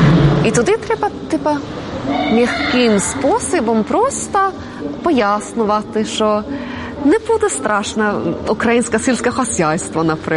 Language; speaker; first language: Ukrainian; non-native, fluent; Swedish